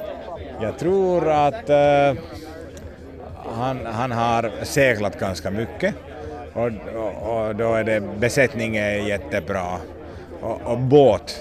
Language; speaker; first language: Swedish; non-native, local second language; Finnish